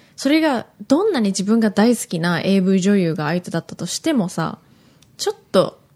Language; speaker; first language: Japanese; native; Japanese